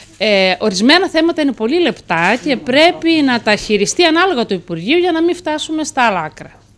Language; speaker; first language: Greek; native; Greek